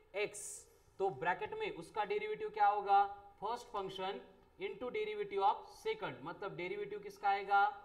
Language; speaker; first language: Hindi; non-native, local second language; Marathi